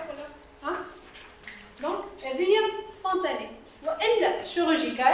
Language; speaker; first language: French; non-native, local second language; Arabic